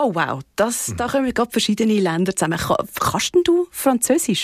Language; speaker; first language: German; native; German